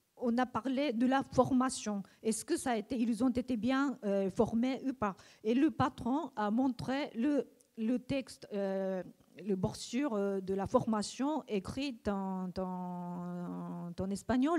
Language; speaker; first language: French; non-native, learner; Japanese